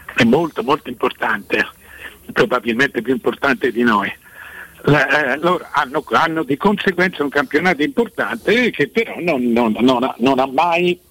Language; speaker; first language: Italian; native; Italian